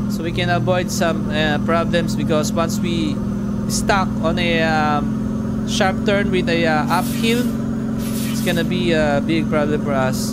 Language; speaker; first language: English; non-native, local second language; Filipino